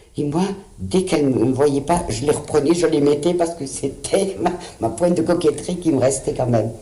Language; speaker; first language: French; early bilingual, other home language; Spanish